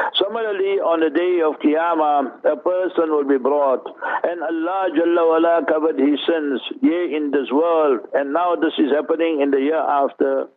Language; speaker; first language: English; early bilingual, other home language; Urdu